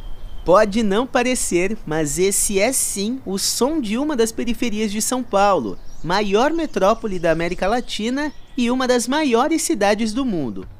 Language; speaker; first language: Portuguese; native; Portuguese